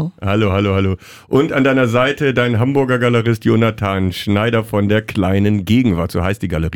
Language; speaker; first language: German; native; German